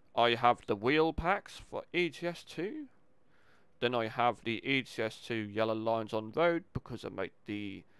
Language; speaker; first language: English; native; English